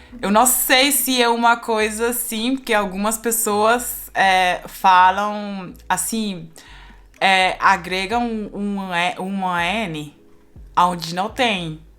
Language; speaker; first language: Portuguese; non-native, fluent; Spanish